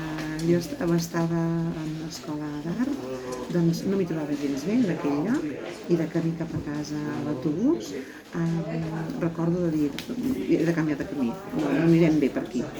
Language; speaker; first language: Catalan; native; Catalan